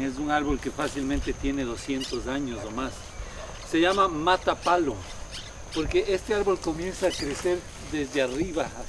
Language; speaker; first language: Spanish; native; Spanish